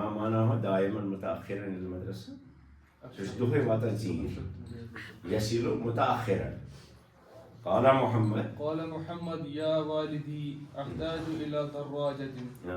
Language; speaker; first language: Arabic; non-native, fluent; Urdu